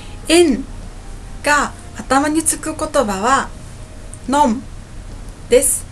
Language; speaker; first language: Japanese; non-native, fluent; Mongolian